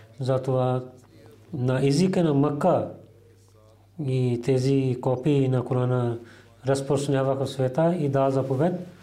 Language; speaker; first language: Bulgarian; non-native, fluent; Urdu